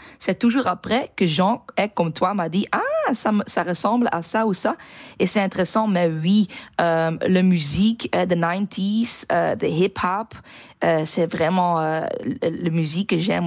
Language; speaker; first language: French; non-native, learner; Dutch